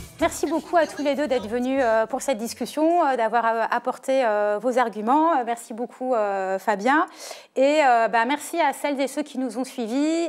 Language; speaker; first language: French; native; French